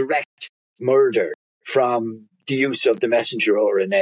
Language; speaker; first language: English; native; English